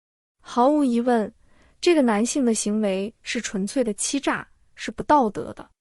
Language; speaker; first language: Chinese; native; Chinese